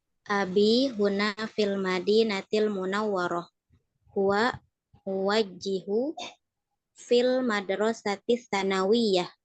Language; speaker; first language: Arabic; non-native, learner; Indonesian